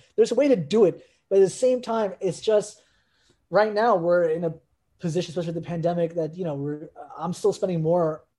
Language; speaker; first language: English; native; English